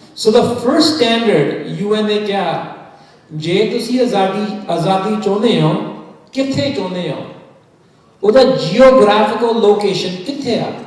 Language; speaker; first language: Punjabi; early bilingual, heritage; Punjabi